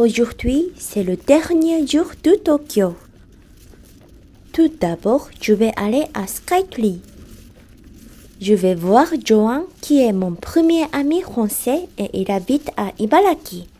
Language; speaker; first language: French; non-native, fluent; Japanese